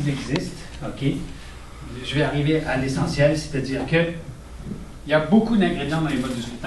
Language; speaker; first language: French; native; French